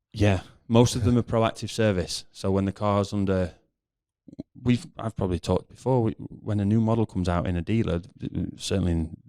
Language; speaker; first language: English; native; English